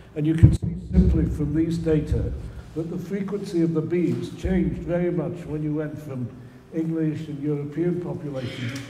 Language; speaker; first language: English; native; English